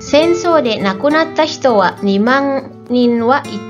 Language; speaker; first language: Japanese; non-native, fluent; Indonesian